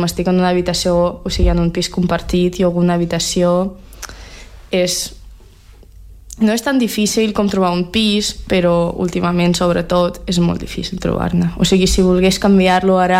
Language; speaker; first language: Catalan; non-native, fluent; Russian